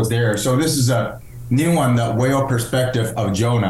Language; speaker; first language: English; early bilingual, other home language; Chinese